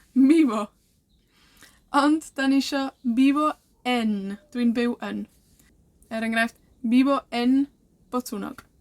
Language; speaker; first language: Welsh; native; Welsh